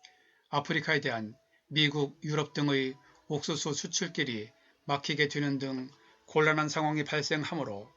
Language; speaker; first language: Korean; native; Korean